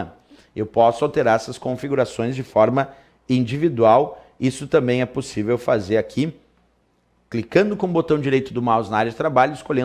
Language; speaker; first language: Portuguese; native; Portuguese